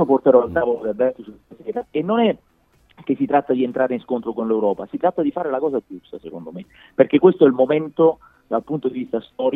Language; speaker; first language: Italian; native; Italian